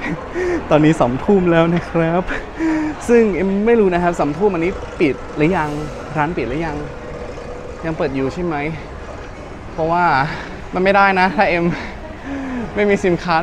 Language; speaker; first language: Thai; non-native, fluent; Indonesian